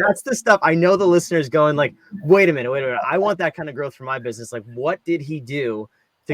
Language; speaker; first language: English; native; English